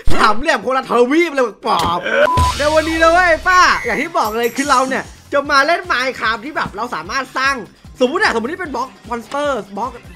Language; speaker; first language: Thai; native; Thai